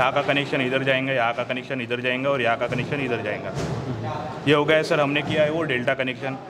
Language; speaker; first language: Hindi; non-native, local second language; Marathi